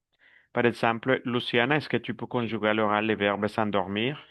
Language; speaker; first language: French; non-native, fluent; Spanish